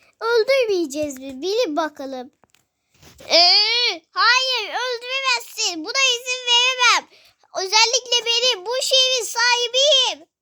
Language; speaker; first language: Turkish; native; Turkish